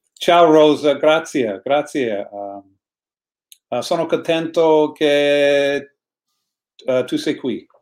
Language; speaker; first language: Italian; non-native, learner; English